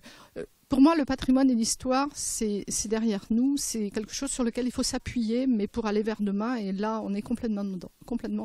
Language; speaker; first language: French; native; French